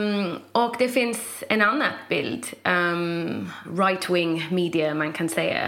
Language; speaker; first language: Swedish; non-native, fluent; English